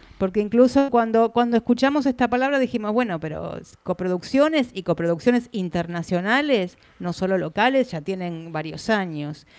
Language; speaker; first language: Spanish; native; Spanish